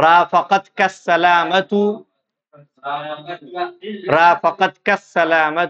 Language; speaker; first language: Arabic; non-native, fluent; Urdu